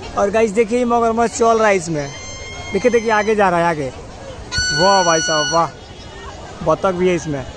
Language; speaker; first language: Hindi; non-native, local second language; Bhojpuri